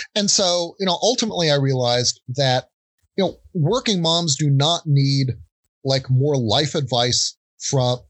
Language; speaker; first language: English; native; English